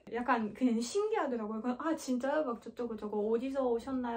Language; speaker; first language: Korean; non-native, fluent; Russian